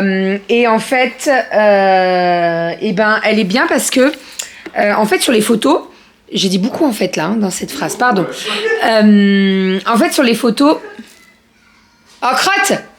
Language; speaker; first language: French; native; French